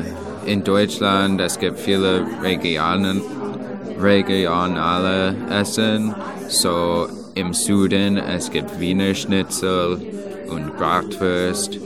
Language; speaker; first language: German; non-native, learner; English